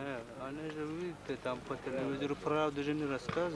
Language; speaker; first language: Russian; non-native, fluent; Turkmen